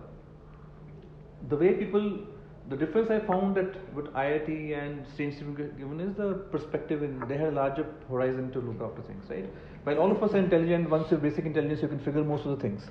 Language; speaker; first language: English; non-native, local second language; Punjabi